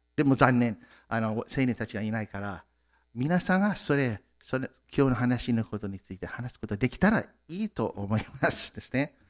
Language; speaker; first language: Japanese; non-native, fluent; English